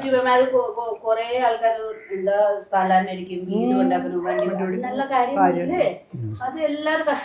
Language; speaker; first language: Malayalam; non-native, learner; Nepali